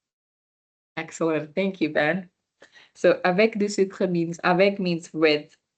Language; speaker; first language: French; non-native, learner; English